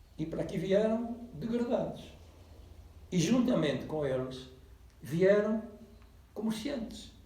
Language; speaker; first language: Portuguese; native; Portuguese